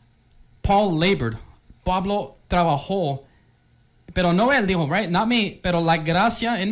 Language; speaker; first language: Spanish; early bilingual, heritage; English